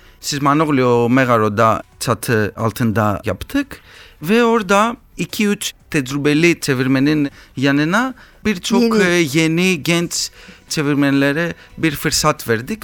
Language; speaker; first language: Turkish; non-native, learner; Greek